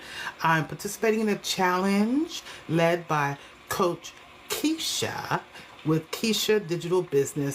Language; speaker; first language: English; native; English